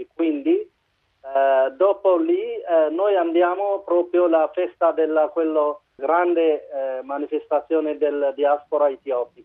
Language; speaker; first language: Italian; non-native, learner; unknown